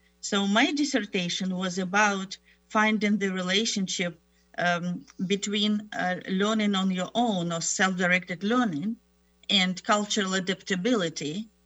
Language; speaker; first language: English; non-native, fluent; Russian